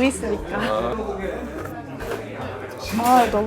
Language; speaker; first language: Korean; non-native, fluent; English